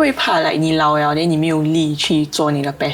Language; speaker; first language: Chinese; non-native, local second language; English